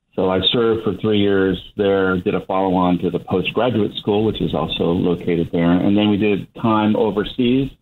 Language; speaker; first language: English; native; English